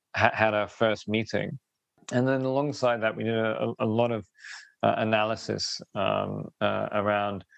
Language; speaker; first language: English; native; English